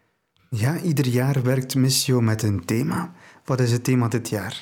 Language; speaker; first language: Dutch; native; Dutch